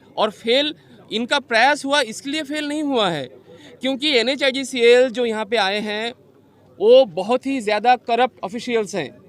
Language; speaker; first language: Hindi; non-native, local second language; Bangla